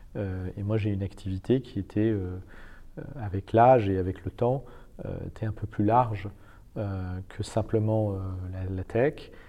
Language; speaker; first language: French; non-native, fluent; Persian